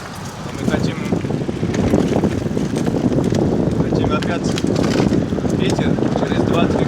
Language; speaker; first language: Russian; non-native, learner; French